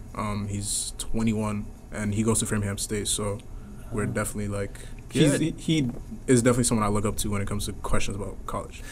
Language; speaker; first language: English; native; English